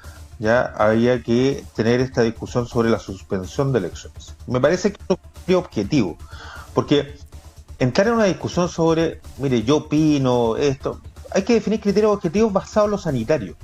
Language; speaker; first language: Spanish; native; Spanish